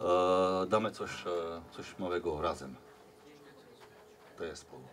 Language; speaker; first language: Polish; non-native, learner; Czech